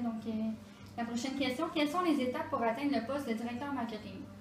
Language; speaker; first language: French; native; French